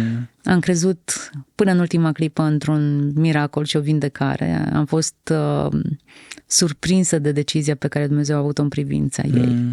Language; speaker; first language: Romanian; native; Romanian